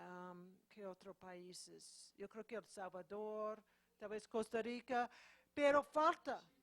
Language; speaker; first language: Spanish; non-native, fluent; English